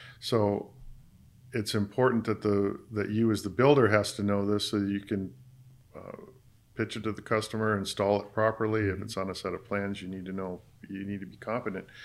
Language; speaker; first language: English; native; English